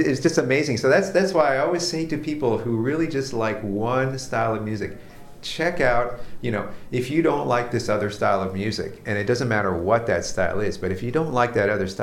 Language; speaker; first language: English; native; English